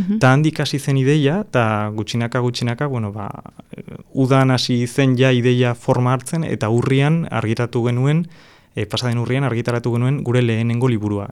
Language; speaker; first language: Basque; non-native, fluent; Catalan